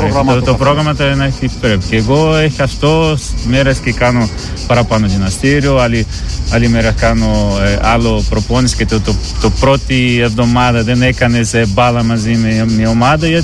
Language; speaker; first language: Greek; non-native, learner; Portuguese